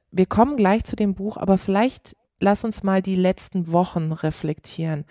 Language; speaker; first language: German; native; German